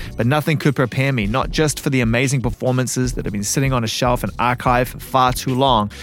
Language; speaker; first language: English; native; English